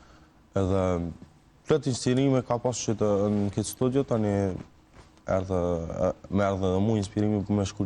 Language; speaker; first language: Albanian; early bilingual, heritage; Albanian